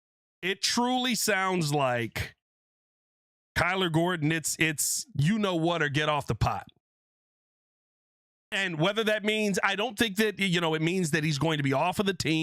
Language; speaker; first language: English; native; English